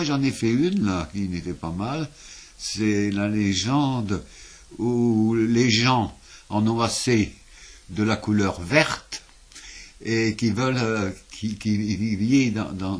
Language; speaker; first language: French; native; French